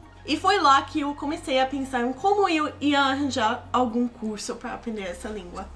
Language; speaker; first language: Portuguese; non-native, fluent; English